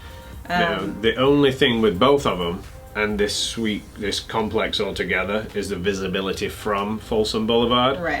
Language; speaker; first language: English; native; English